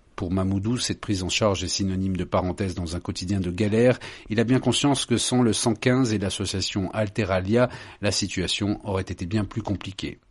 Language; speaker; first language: French; native; French